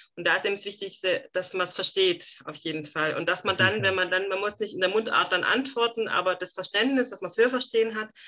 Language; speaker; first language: German; native; German